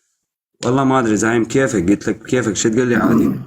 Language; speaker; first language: Arabic; native; Arabic